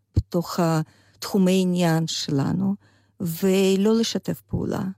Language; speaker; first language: Hebrew; non-native, fluent; Russian